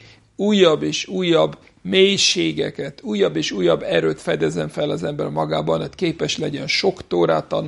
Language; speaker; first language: Hungarian; non-native, fluent; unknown